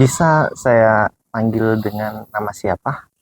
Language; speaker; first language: Indonesian; native; Indonesian